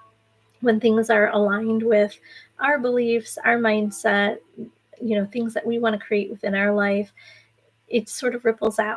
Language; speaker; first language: English; native; English